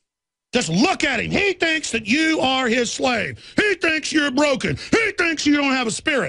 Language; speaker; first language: English; native; English